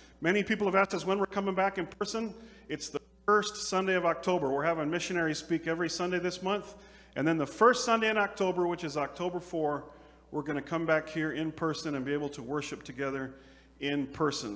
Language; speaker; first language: English; native; English